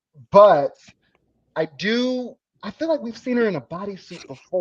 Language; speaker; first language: English; native; English